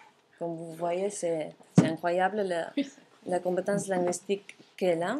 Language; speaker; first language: French; non-native, fluent; Catalan